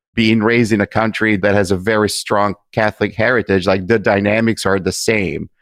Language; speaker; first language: English; non-native, fluent; Italian